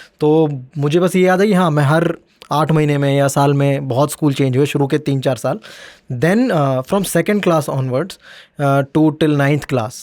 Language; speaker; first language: Hindi; native; Hindi